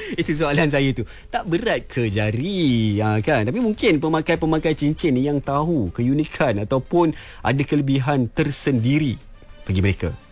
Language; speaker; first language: Malay; native; Malay